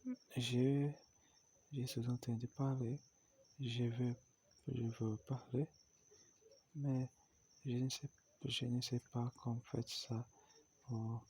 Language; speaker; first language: French; non-native, learner; Portuguese